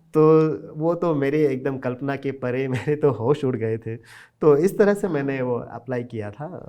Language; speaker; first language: Hindi; non-native, local second language; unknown